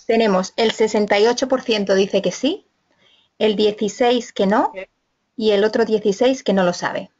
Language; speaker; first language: Spanish; native; Spanish